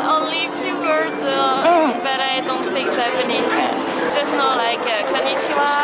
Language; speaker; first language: English; non-native, learner; French